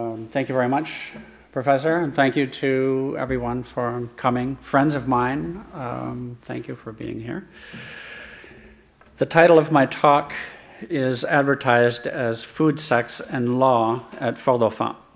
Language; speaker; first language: English; native; English